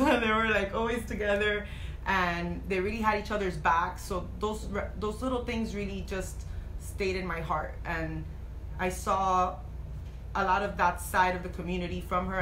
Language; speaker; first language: English; native; English